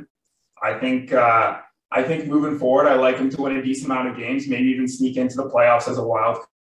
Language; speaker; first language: English; native; English